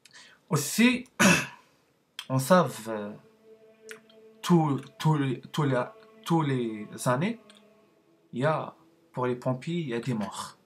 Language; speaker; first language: French; non-native, learner; Arabic